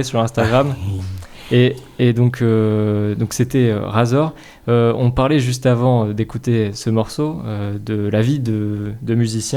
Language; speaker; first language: French; native; French